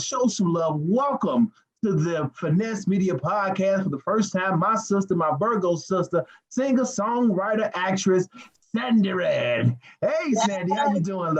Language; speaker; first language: English; native; English